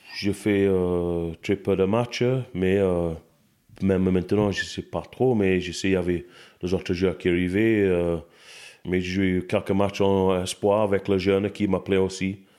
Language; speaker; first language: French; non-native, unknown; English